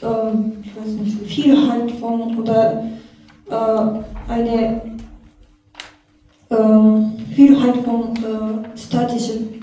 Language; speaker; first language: German; non-native, learner; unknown